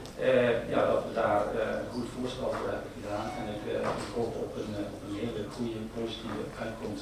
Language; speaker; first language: Dutch; native; Dutch